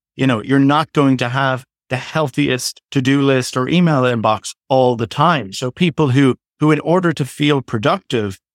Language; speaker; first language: English; native; English